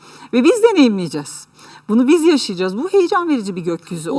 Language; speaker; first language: Turkish; native; Turkish